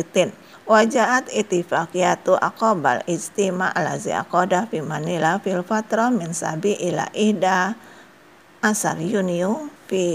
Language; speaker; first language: Arabic; non-native, fluent; Indonesian